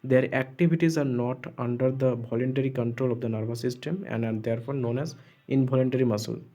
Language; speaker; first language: English; non-native, local second language; Bangla